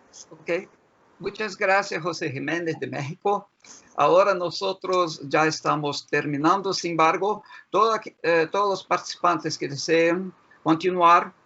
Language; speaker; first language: Spanish; non-native, fluent; Portuguese